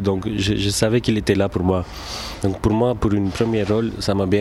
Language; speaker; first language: French; non-native, local second language; Turkish